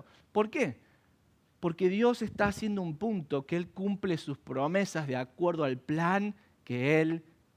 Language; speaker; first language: Spanish; native; Spanish